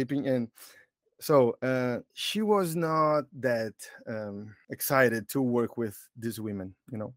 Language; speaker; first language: English; non-native, fluent; Portuguese